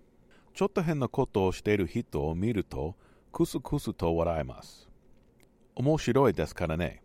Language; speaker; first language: Japanese; non-native, learner; English